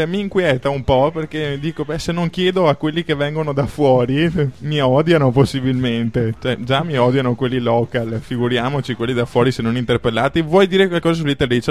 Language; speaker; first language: Italian; native; Italian